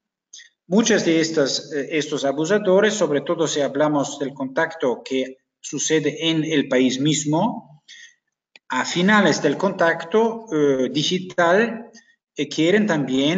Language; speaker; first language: Spanish; non-native, fluent; German